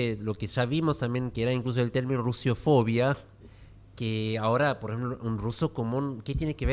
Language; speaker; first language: Spanish; non-native, fluent; German